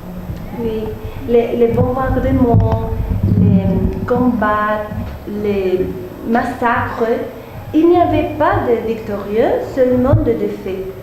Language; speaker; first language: French; non-native, learner; Spanish